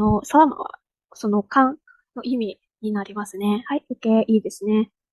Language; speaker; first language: Japanese; non-native, fluent; Indonesian